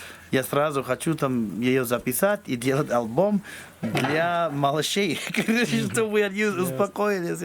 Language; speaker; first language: Russian; non-native, fluent; English